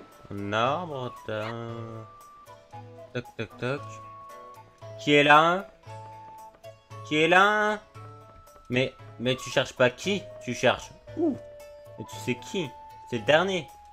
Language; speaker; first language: French; native; French